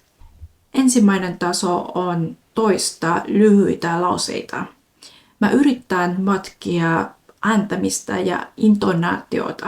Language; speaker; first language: Finnish; non-native, fluent; Vietnamese